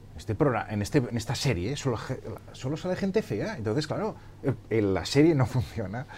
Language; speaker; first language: Spanish; non-native, local second language; Catalan